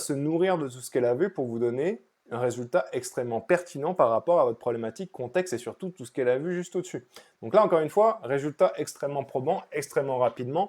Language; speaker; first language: French; native; French